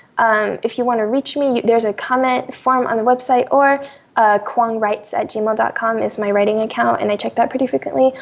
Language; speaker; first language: English; early bilingual, other home language; Chinese